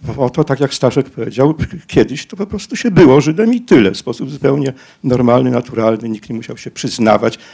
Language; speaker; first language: Polish; native; Polish